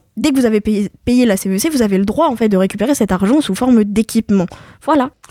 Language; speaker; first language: French; native; French